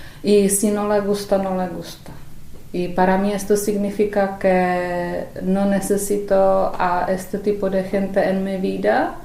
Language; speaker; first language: Spanish; non-native, fluent; Czech